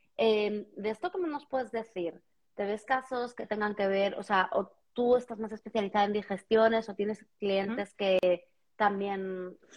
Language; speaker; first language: Spanish; native; Spanish